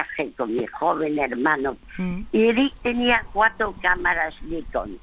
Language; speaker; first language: Spanish; early bilingual, other home language; French